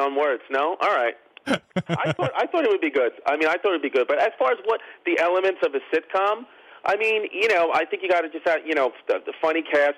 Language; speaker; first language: English; native; English